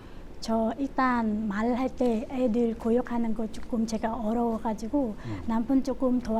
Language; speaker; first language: Korean; non-native, learner; Khmer